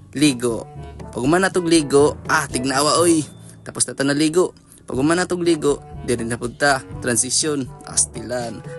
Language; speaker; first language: Cebuano; non-native, local second language; Surigaonon